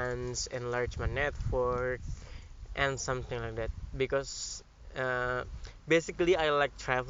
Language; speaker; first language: English; non-native, learner; Indonesian